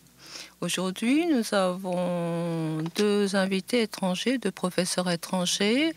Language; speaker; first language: French; non-native, fluent; Japanese